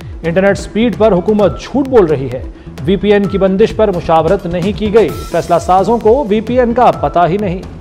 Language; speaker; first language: Urdu; native; Urdu